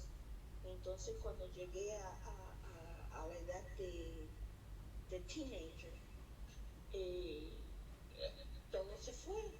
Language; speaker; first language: Spanish; early bilingual, heritage; Spanish